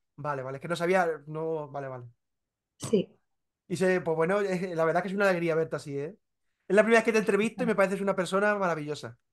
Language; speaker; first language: Spanish; native; Spanish